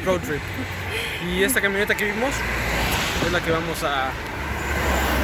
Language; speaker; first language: Spanish; native; Spanish